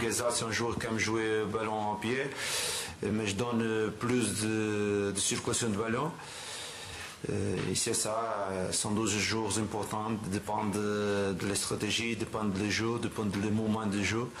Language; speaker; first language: French; non-native, learner; Portuguese